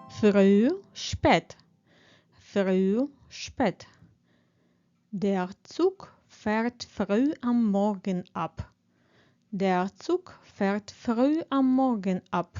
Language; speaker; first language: German; non-native, fluent; Ukrainian